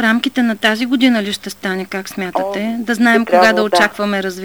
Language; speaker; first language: Bulgarian; native; Bulgarian